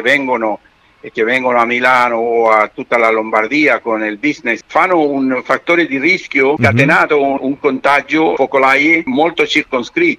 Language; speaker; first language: Italian; non-native, fluent; Spanish